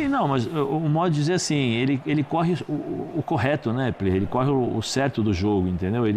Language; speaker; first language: Portuguese; native; Portuguese